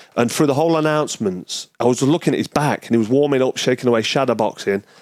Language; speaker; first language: English; native; English